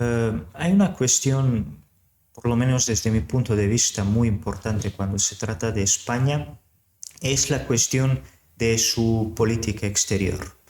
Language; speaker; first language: Spanish; non-native, fluent; Serbian